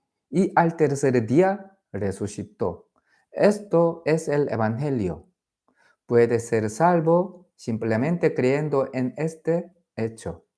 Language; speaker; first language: Spanish; non-native, fluent; Korean